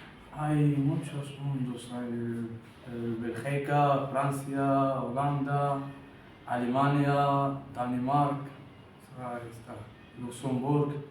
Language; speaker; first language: Spanish; non-native, learner; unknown